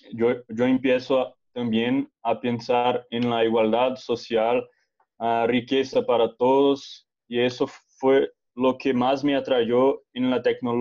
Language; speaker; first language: Spanish; non-native, learner; Portuguese